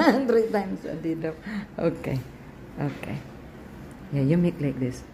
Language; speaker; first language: English; non-native, local second language; Filipino